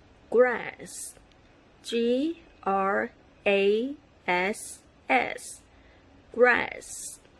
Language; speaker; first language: English; non-native, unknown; Thai